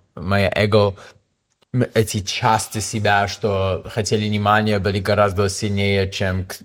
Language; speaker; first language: Russian; non-native, fluent; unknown